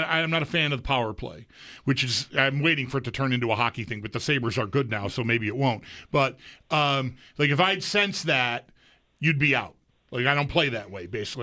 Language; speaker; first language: English; native; English